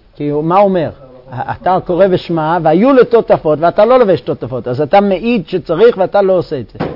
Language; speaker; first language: Hebrew; non-native, fluent; English